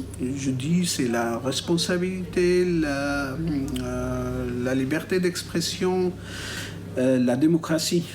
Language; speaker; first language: French; non-native, fluent; Arabic